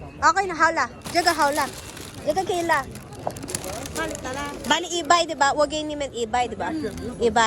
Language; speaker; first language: Chinese; non-native, learner; Filipino